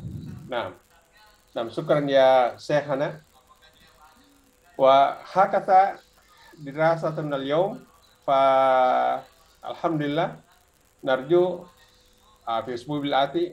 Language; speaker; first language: Arabic; non-native, fluent; Indonesian